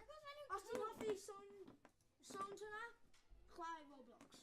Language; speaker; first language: Welsh; non-native, local second language; English